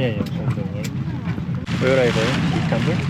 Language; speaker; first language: English; non-native, learner; Korean